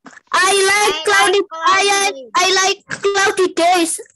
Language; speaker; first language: English; non-native, learner; Indonesian